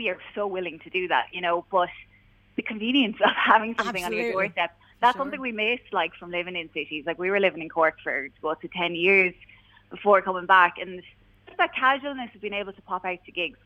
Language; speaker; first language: English; native; English